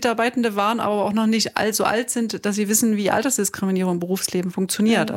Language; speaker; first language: German; native; German